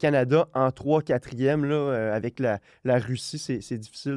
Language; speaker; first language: French; native; French